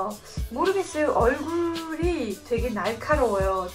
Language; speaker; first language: Korean; non-native, fluent; French